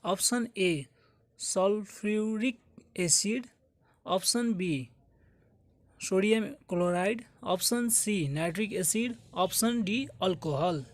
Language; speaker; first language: Nepali; native; Nepali